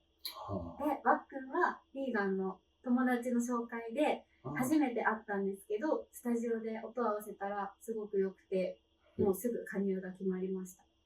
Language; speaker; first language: Japanese; native; Japanese